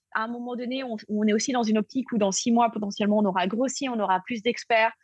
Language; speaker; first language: French; native; French